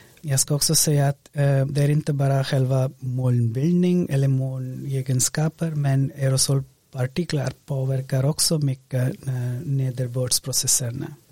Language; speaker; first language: Swedish; non-native, fluent; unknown